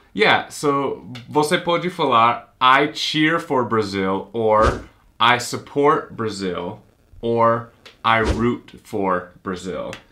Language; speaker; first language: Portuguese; non-native, fluent; English